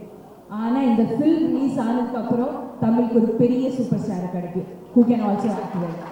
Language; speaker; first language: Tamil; non-native, learner; Malayalam